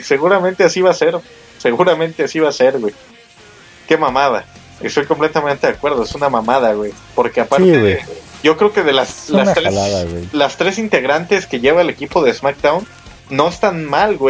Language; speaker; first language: Spanish; native; Spanish